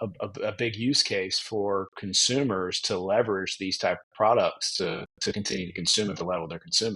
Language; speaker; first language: English; native; English